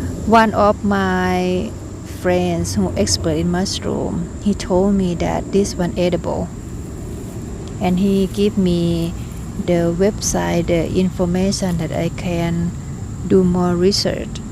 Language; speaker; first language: English; non-native, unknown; Thai